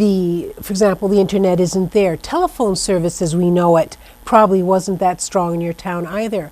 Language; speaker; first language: English; native; English